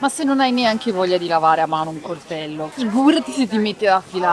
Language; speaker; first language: Italian; native; Italian